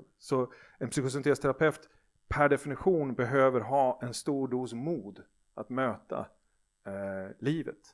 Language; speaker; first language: Swedish; native; Swedish